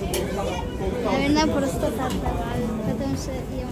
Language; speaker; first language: Russian; early bilingual, heritage; Russian